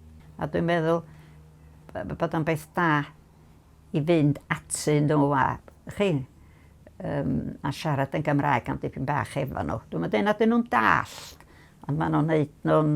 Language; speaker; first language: Welsh; native; Welsh